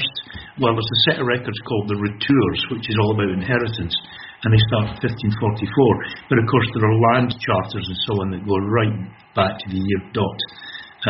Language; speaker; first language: English; native; English